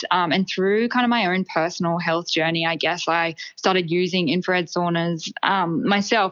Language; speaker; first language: English; native; English